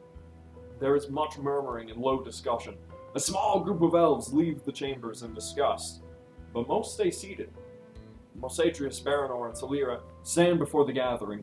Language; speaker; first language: English; native; English